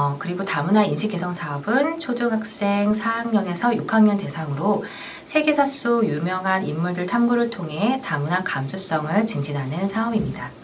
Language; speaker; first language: Korean; native; Korean